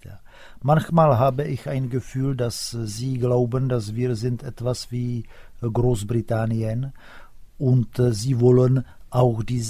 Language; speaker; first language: German; non-native, fluent; Czech